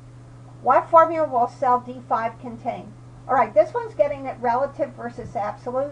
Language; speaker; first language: English; native; English